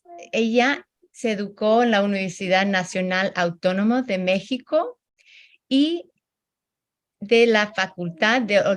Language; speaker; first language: Spanish; early bilingual, heritage; Spanish